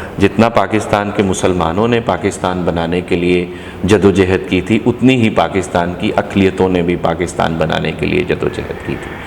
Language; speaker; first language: Urdu; non-native, local second language; Punjabi